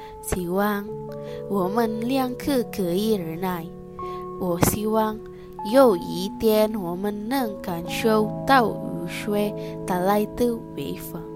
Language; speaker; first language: Chinese; non-native, learner; Indonesian